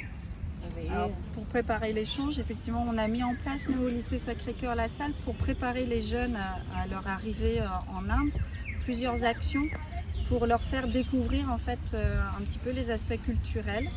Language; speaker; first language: French; native; French